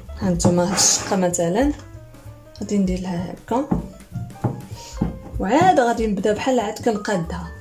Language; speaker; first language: Arabic; native; Arabic